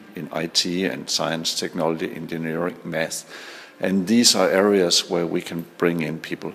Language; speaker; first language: English; non-native, fluent; Danish